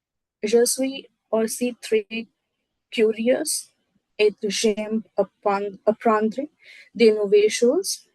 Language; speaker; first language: French; non-native, learner; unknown